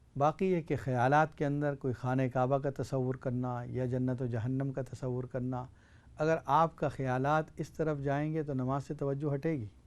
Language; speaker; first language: Urdu; native; Urdu